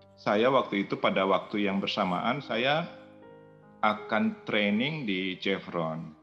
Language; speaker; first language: Indonesian; native; Indonesian